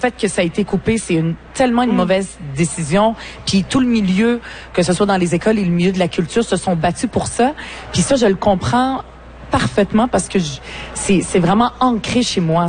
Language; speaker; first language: French; early bilingual, other home language; Arabic